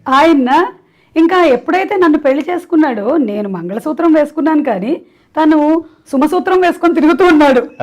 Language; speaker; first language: Telugu; non-native, local second language; Malayalam